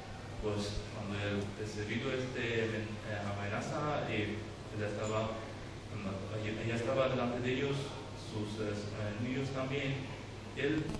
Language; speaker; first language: Spanish; non-native, learner; Urdu